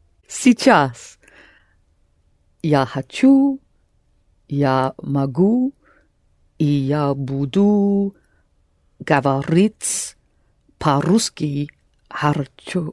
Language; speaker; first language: Russian; non-native, learner; English